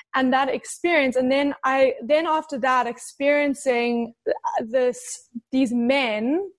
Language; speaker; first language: English; native; English